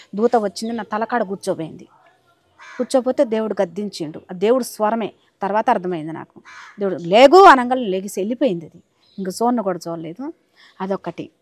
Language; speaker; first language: Telugu; native; Telugu